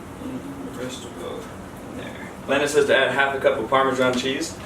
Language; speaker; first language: English; native; English